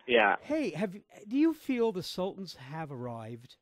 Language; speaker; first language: English; native; English